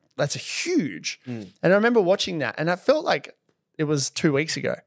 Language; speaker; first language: English; native; English